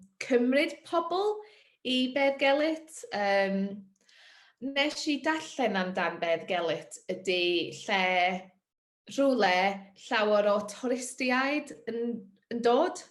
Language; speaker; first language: Welsh; non-native, learner; English